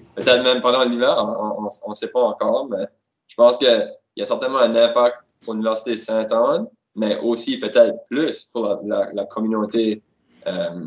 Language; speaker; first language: French; native; French